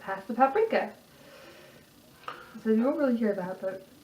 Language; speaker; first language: English; native; English